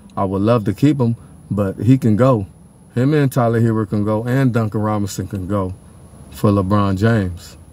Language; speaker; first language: English; native; English